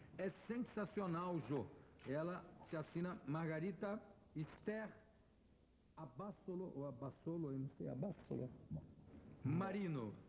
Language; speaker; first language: Portuguese; native; Portuguese